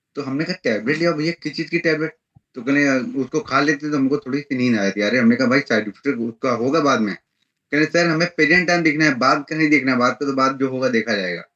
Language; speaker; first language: Hindi; native; Hindi